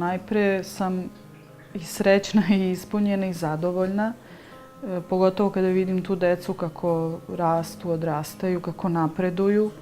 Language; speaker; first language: Serbian; native; Serbian